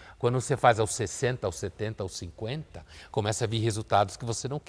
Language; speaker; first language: Portuguese; native; Portuguese